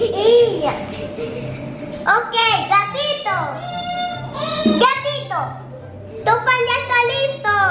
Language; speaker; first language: Spanish; early bilingual, heritage; Spanish